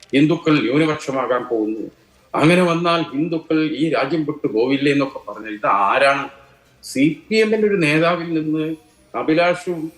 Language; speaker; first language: Malayalam; native; Malayalam